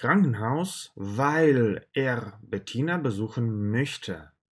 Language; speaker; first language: German; non-native, fluent; Russian